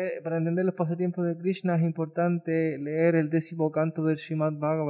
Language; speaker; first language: Spanish; native; Spanish